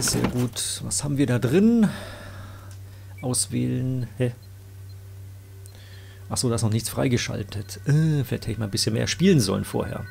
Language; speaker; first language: German; native; German